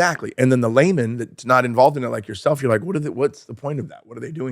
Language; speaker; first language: English; native; English